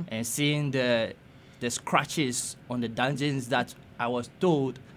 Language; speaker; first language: English; non-native, local second language; Ga